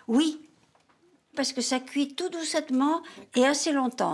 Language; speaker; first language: French; native; French